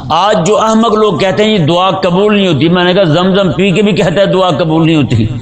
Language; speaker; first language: Urdu; native; Urdu